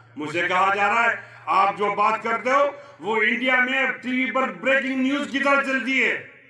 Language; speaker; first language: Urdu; non-native, local second language; Pashto